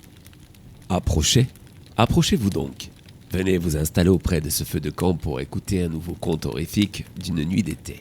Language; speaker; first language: French; native; French